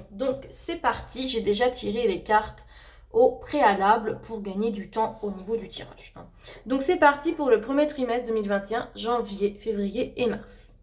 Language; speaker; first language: French; native; French